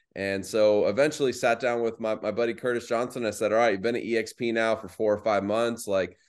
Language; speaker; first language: English; native; English